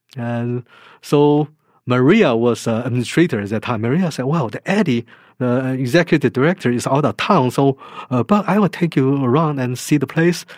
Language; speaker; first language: English; non-native, fluent; Chinese